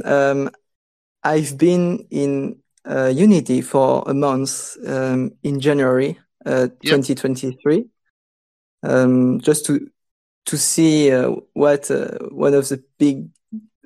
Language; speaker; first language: English; non-native, fluent; French